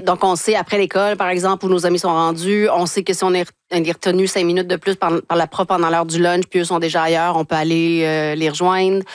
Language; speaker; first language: French; native; French